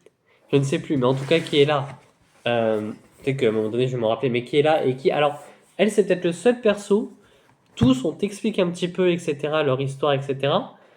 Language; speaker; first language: French; native; French